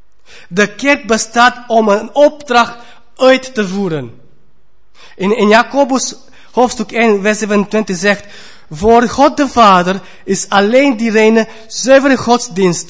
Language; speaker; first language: Dutch; non-native, fluent; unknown